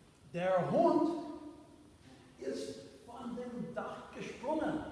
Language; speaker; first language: German; non-native, fluent; English